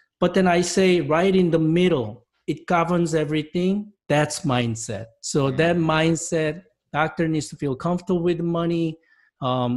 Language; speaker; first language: English; non-native, fluent; Korean